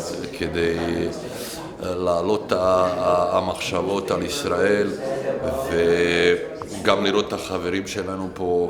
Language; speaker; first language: Hebrew; non-native, fluent; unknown